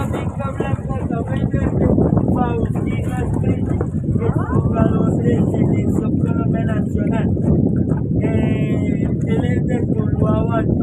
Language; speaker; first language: Spanish; native; Spanish